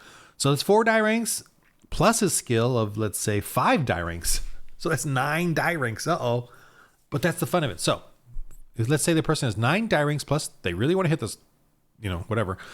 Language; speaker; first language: English; native; English